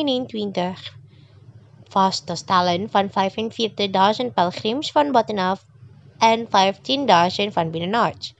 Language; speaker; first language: Dutch; non-native, fluent; Indonesian